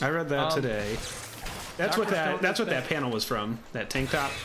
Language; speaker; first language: English; native; English